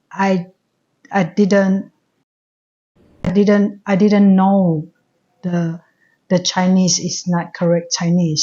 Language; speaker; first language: English; non-native, learner; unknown